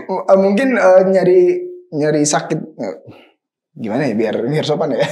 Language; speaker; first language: Indonesian; native; Indonesian